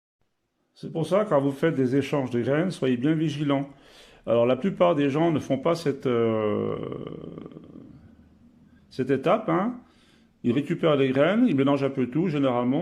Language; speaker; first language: French; native; French